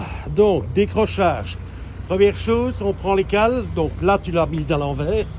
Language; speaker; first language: French; native; French